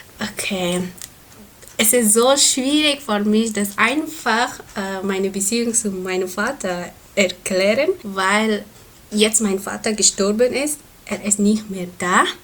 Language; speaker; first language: German; non-native, learner; Persian